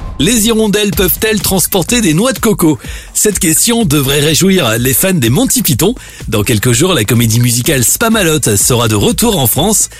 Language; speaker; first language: French; native; French